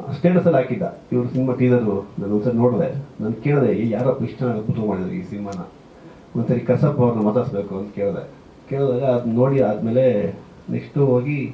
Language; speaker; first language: Kannada; native; Kannada